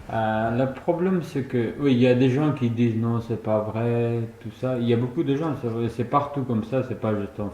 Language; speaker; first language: French; non-native, fluent; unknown